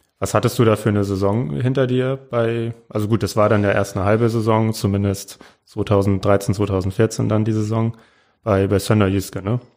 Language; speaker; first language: German; native; German